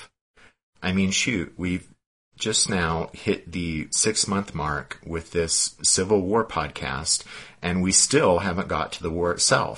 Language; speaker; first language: English; native; English